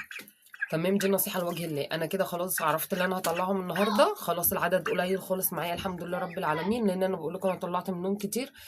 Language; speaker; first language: Arabic; native; Arabic